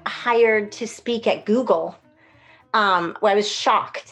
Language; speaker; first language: English; native; English